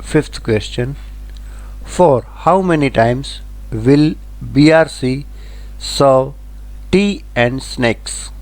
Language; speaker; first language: English; non-native, local second language; Gujarati